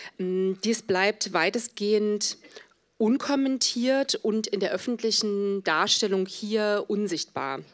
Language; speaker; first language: German; native; German